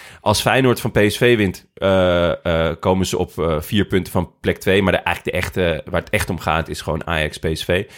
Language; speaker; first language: Dutch; native; Dutch